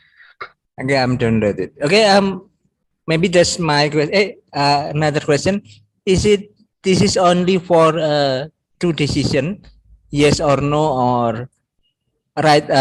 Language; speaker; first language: English; non-native, learner; Indonesian